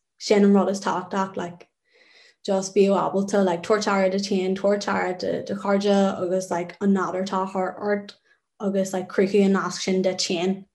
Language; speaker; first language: Irish; non-native, local second language; English